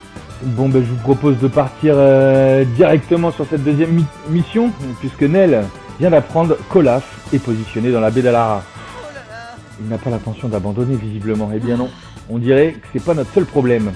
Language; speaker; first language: French; native; French